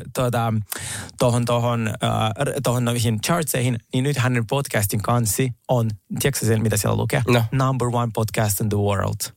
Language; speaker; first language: Finnish; non-native, fluent; Russian